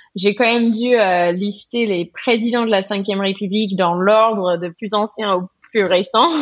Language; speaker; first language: French; non-native, fluent; English